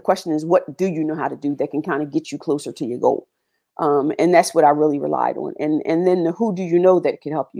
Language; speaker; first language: English; native; English